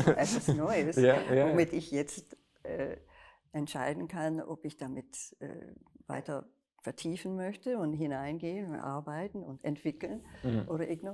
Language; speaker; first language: German; non-native, fluent; English